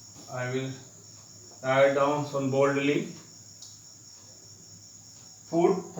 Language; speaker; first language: English; non-native, local second language; Hindi